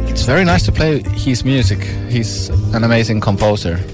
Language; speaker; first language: English; non-native, fluent; Norwegian